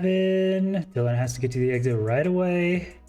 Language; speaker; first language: English; native; English